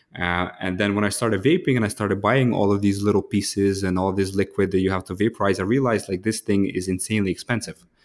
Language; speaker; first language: English; early bilingual, other home language; Ukrainian